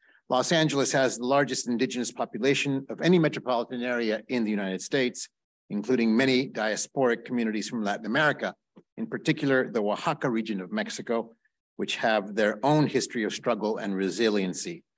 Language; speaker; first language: English; early bilingual, other home language; Spanish